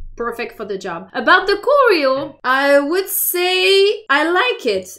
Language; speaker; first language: English; non-native, fluent; French